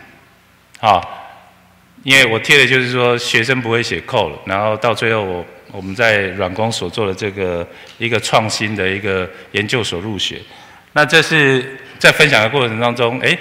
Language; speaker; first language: Chinese; native; Chinese